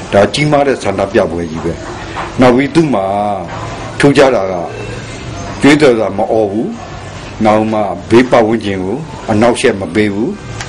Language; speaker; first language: Burmese; non-native, local second language; S'gaw Karen